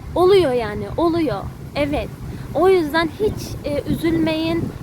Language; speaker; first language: Turkish; early bilingual, other home language; Uzbek